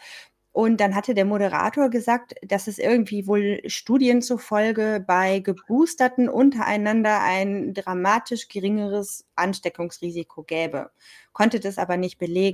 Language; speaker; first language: German; native; German